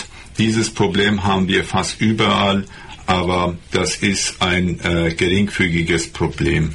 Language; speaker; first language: German; non-native, fluent; Persian